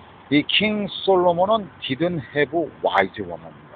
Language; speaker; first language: English; non-native, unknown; Korean